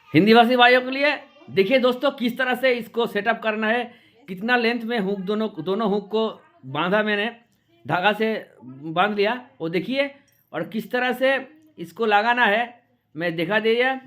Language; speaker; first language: Hindi; non-native, local second language; Bangla